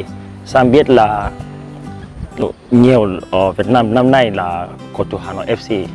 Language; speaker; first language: Vietnamese; non-native, learner; Portuguese